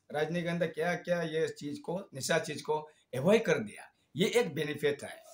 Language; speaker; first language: Hindi; non-native, local second language; Nyishi